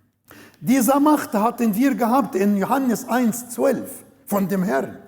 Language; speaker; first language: German; non-native, learner; Arabic